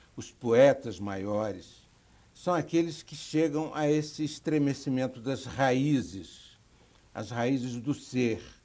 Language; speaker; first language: Portuguese; native; Portuguese